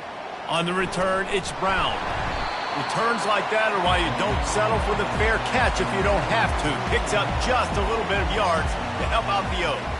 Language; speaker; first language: English; native; English